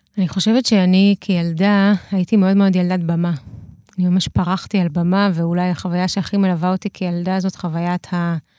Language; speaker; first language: Hebrew; early bilingual, other home language; Russian